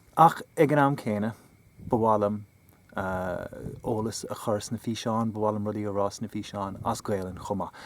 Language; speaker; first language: Irish; non-native, local second language; English